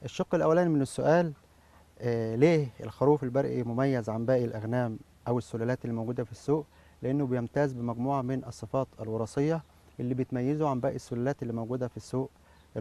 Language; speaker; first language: Arabic; native; Arabic